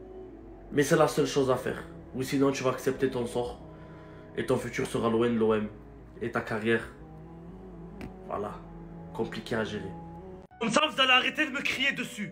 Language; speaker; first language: French; native; French